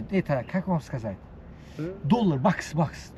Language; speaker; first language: Russian; non-native, local second language; Uzbek